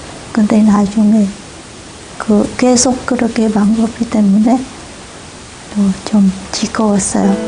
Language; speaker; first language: Korean; non-native, learner; Vietnamese